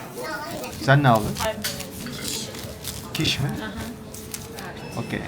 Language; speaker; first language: Turkish; native; Turkish